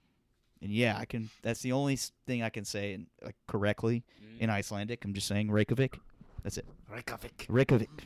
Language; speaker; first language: English; native; English